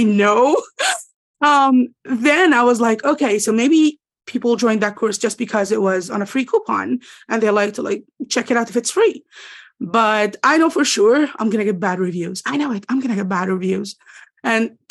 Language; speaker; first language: English; non-native, fluent; Arabic